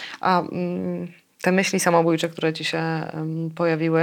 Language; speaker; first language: Polish; native; Polish